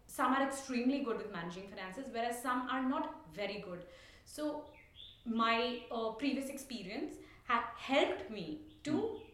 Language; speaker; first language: English; non-native, local second language; Tulu